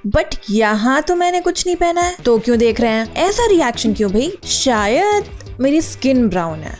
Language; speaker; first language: Hindi; native; Hindi